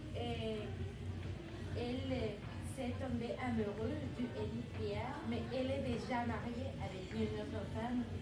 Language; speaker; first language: French; non-native, learner; Spanish